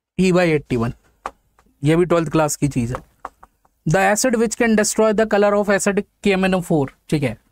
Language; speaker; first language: Hindi; native; Hindi